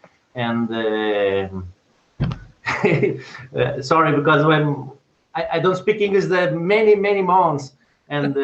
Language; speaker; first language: English; non-native, learner; Portuguese